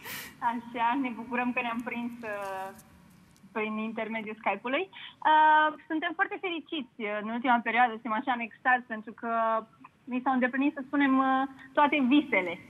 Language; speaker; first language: Romanian; native; Romanian